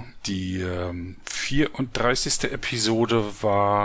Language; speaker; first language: German; native; German